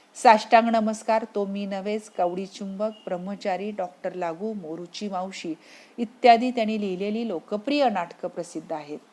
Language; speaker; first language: Marathi; native; Marathi